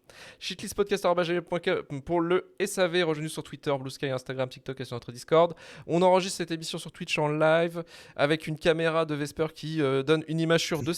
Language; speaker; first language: French; native; French